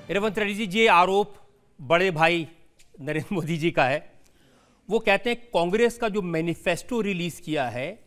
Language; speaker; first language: Hindi; native; Hindi